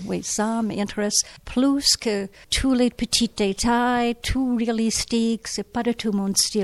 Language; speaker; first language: French; non-native, learner; English